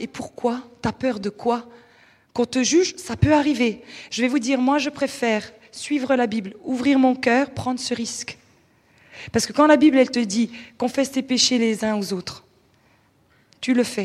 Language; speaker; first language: French; native; French